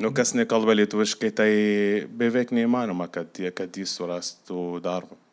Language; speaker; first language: Lithuanian; non-native, fluent; Arabic